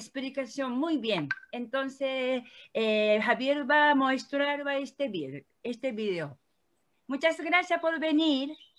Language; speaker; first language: Spanish; non-native, learner; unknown